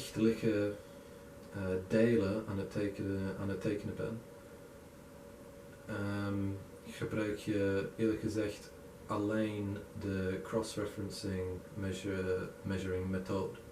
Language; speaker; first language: Dutch; non-native, learner; English